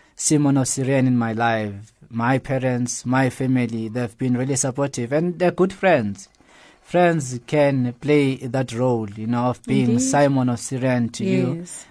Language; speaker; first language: English; non-native, local second language; Zulu